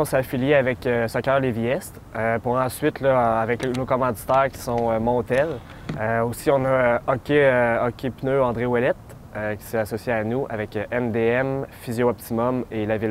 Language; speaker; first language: French; native; French